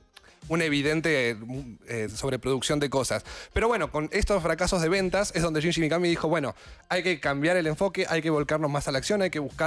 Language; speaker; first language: Spanish; native; Spanish